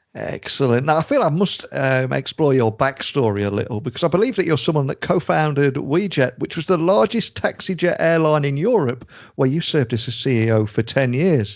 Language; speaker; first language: English; native; English